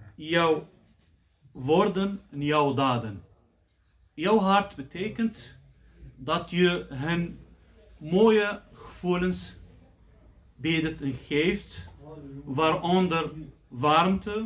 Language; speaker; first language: Dutch; non-native, fluent; Arabic